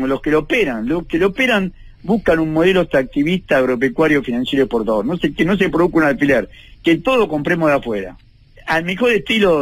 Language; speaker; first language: Spanish; native; Spanish